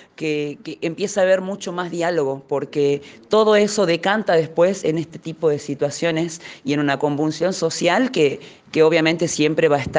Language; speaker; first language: Spanish; native; Spanish